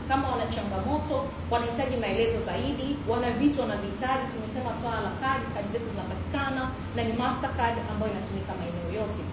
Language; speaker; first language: Swahili; native; Swahili